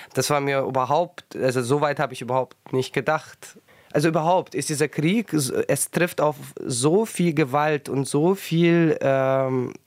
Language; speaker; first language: German; early bilingual, other home language; Russian